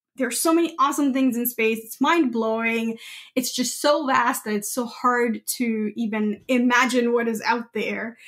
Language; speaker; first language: English; non-native, local second language; Gujarati